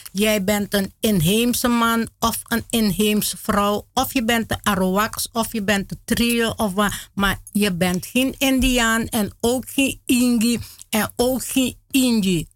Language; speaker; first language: Dutch; non-native, learner; Spanish